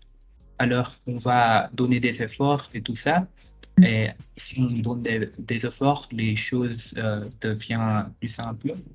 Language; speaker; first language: French; non-native, fluent; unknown